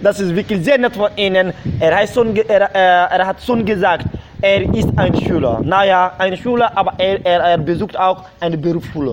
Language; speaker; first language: German; non-native, fluent; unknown